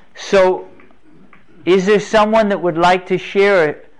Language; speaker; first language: English; native; English